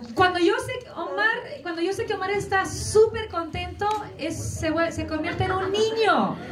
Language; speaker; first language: Spanish; early bilingual, heritage; Spanish